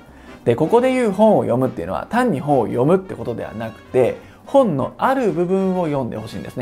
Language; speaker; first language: Japanese; native; Japanese